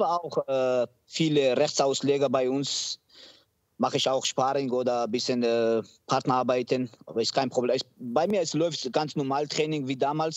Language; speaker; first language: German; non-native, learner; Georgian